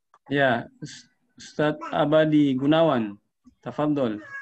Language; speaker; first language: Arabic; non-native, fluent; Indonesian